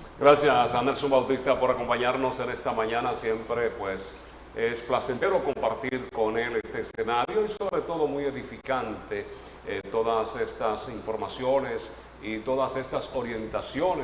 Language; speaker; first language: Spanish; native; Spanish